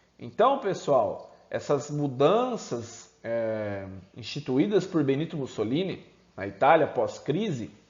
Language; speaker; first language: Portuguese; native; Portuguese